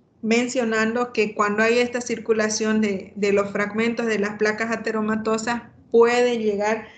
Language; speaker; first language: Spanish; native; Spanish